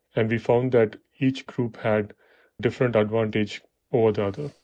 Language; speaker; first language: English; non-native, local second language; Tamil